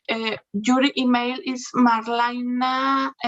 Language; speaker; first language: English; non-native, learner; Spanish